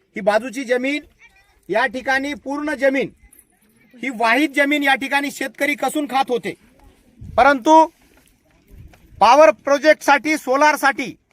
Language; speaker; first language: Marathi; non-native, local second language; Lambadi